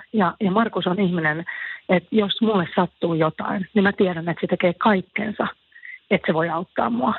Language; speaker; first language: Finnish; native; Finnish